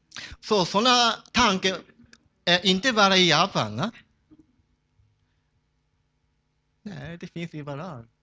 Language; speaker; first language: Swedish; non-native, fluent; Japanese